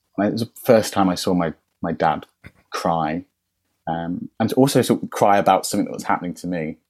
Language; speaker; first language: English; native; English